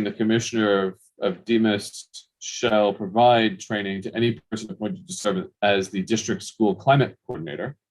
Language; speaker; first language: English; native; English